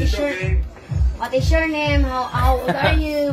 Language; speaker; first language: English; non-native, learner; Cebuano